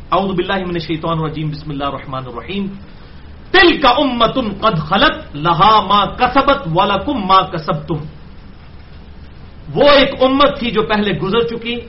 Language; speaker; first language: Urdu; non-native, local second language; Punjabi